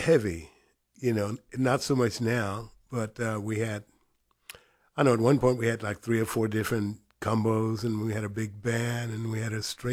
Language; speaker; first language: English; native; English